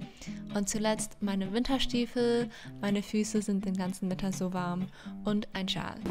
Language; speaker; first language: German; non-native, fluent; English